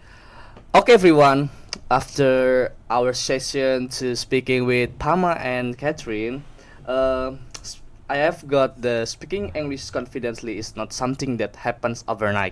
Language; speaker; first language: English; non-native, learner; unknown